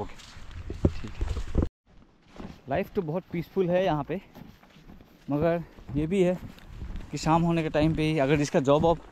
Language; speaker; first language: Hindi; non-native, local second language; Assamese